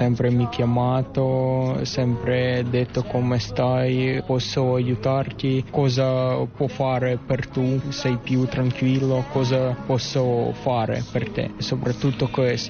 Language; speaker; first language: Italian; non-native, learner; Ukrainian